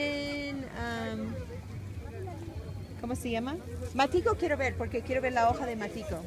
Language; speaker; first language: Spanish; non-native, fluent; English